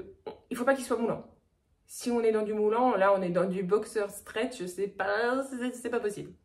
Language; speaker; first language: French; native; French